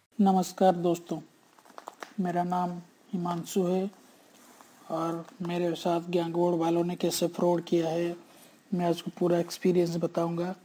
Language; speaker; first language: Hindi; native; Hindi